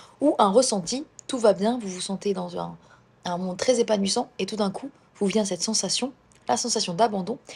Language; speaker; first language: French; native; French